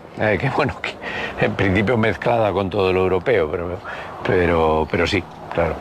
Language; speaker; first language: Spanish; native; Spanish